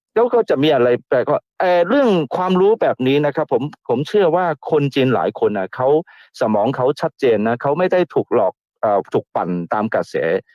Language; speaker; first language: Thai; non-native, fluent; Chinese